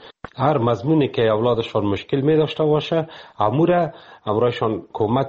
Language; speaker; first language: Persian; native; Persian